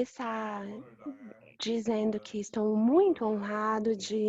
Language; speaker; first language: Portuguese; non-native, fluent; Arabic